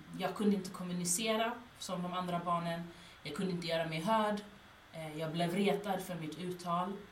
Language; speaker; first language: Swedish; early bilingual, other home language; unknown